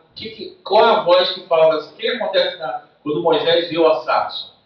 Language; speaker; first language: Portuguese; native; Portuguese